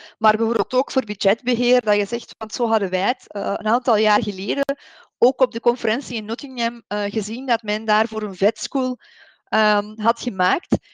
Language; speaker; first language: Dutch; native; Dutch